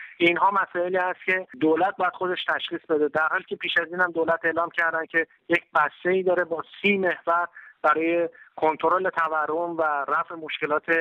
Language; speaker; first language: Persian; native; Persian